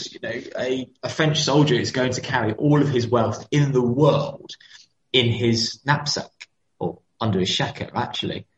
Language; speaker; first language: English; native; English